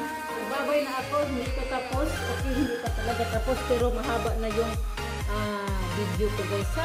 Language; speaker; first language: Filipino; non-native, local second language; Cebuano